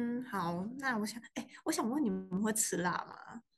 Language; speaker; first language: Chinese; native; Chinese